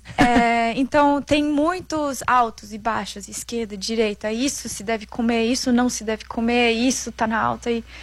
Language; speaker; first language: Portuguese; non-native, fluent; German